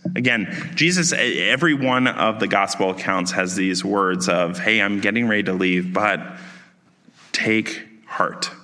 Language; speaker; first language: English; native; English